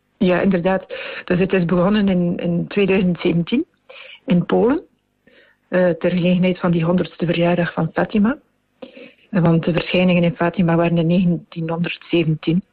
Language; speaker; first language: Dutch; native; Dutch